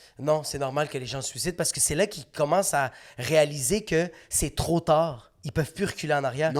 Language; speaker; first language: French; native; French